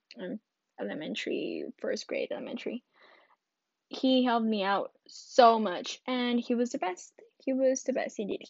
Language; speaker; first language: English; early bilingual, other home language; Spanish